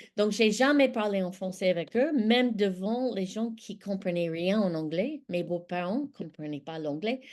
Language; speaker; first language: French; non-native, fluent; English